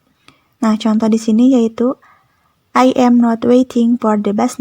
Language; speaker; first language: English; non-native, learner; Indonesian